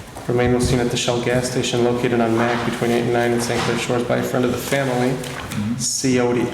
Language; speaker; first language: English; native; English